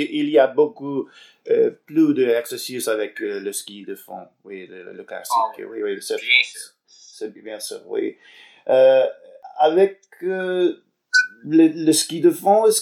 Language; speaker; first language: French; non-native, learner; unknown